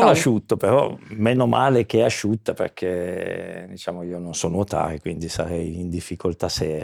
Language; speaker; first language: Italian; native; Italian